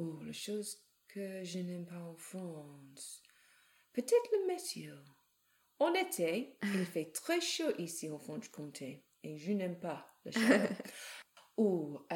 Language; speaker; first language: French; non-native, learner; English